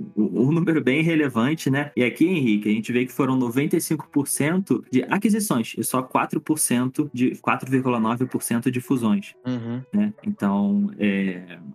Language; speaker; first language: Portuguese; native; Portuguese